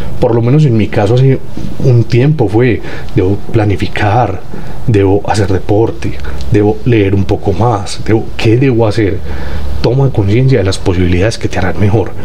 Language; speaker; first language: Spanish; native; Spanish